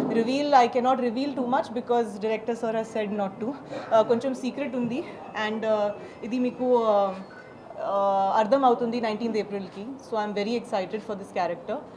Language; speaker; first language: Telugu; non-native, learner; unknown